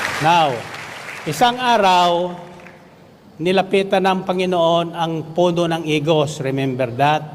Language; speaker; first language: Filipino; native; Filipino